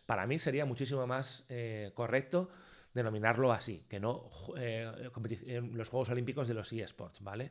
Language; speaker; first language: Spanish; native; Spanish